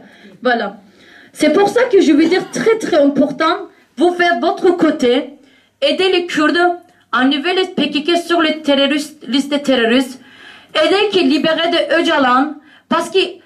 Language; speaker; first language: French; non-native, learner; Kurdish